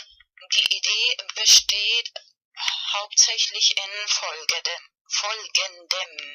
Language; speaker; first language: German; non-native, fluent; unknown